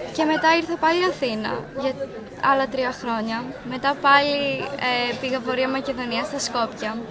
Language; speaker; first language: Greek; early bilingual, heritage; Greek